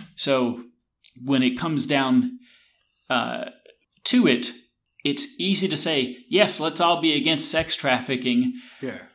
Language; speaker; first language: English; native; English